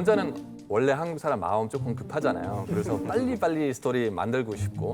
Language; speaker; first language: Korean; non-native, fluent; German